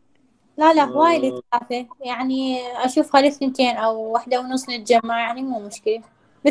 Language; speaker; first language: Arabic; native; Arabic